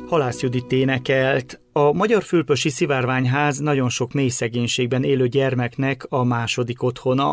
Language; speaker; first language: Hungarian; native; Hungarian